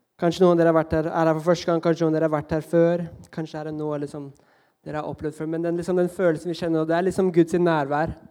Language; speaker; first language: Norwegian; early bilingual, heritage; Norwegian